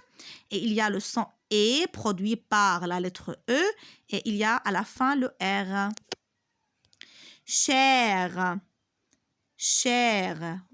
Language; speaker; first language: French; non-native, local second language; Arabic